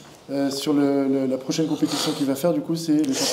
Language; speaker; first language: French; native; French